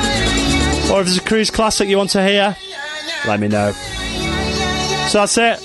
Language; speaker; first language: English; native; English